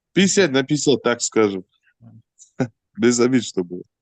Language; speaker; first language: Russian; native; Russian